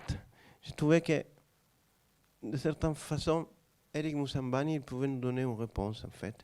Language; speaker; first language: French; non-native, fluent; Spanish